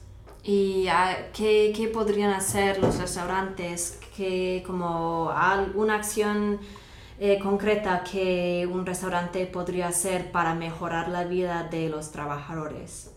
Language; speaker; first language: Spanish; non-native, fluent; English